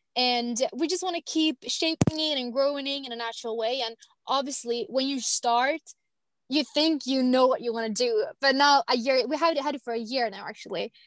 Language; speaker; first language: English; non-native, fluent; Swedish